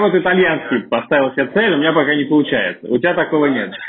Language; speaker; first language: Russian; native; Russian